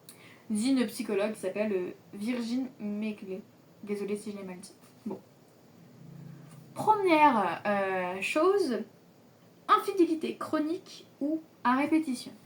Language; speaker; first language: French; native; French